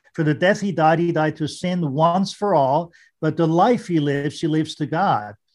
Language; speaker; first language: English; non-native, fluent; German